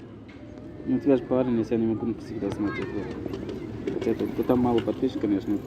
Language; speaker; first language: Russian; non-native, local second language; Tajik